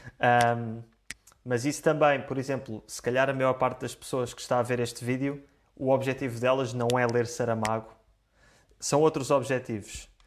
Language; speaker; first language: Portuguese; native; Portuguese